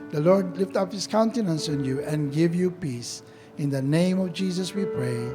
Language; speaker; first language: English; non-native, local second language; Filipino